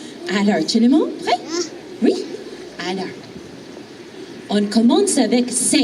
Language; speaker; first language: French; non-native, learner; English